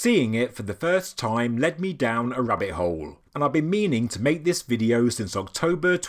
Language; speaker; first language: English; native; English